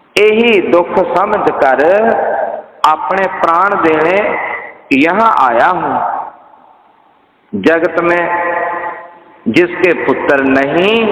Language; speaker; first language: Hindi; non-native, local second language; Punjabi